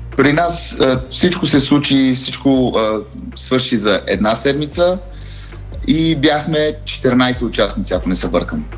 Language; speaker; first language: Bulgarian; early bilingual, heritage; Bulgarian